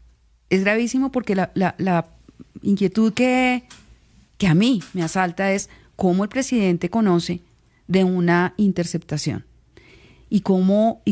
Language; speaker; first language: Spanish; native; Spanish